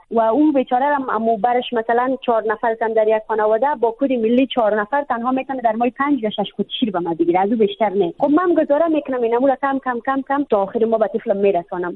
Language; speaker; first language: Persian; native; Persian